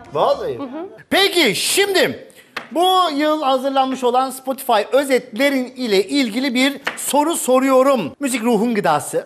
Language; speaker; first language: Turkish; native; Turkish